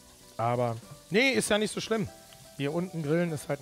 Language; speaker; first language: German; native; German